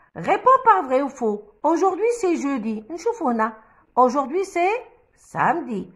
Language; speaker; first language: French; non-native, local second language; Arabic